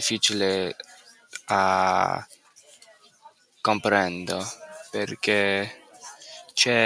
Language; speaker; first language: Italian; non-native, learner; English